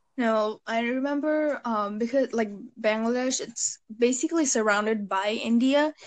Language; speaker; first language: English; early bilingual, other home language; Bangla